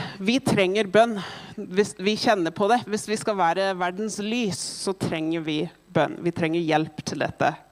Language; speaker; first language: Norwegian; non-native, fluent; English